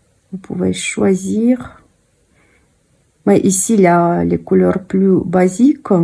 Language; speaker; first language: French; non-native, fluent; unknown